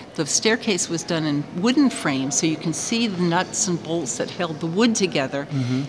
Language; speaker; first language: English; native; English